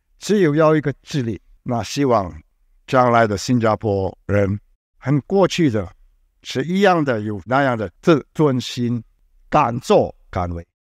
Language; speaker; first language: Chinese; non-native, local second language; English